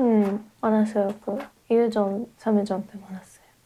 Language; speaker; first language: Korean; non-native, learner; Russian